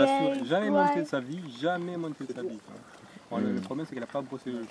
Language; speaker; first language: French; native; French